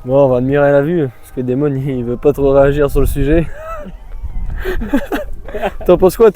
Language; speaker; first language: French; native; French